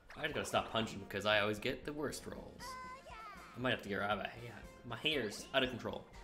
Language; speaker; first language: English; native; English